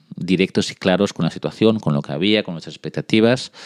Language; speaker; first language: Spanish; early bilingual, other home language; French